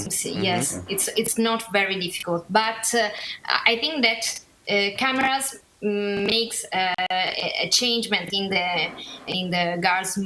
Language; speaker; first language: English; non-native, learner; Italian